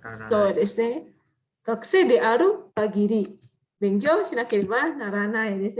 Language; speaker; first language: Japanese; non-native, fluent; Indonesian